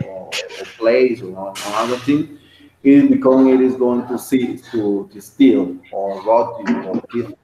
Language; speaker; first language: English; non-native, learner; Spanish